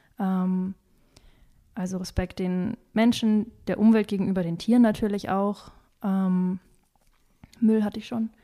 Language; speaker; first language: German; early bilingual, other home language; Russian